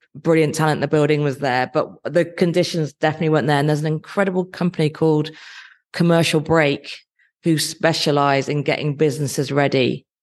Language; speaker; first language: English; native; English